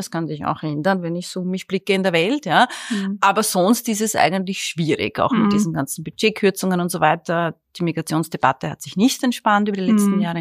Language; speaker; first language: German; native; German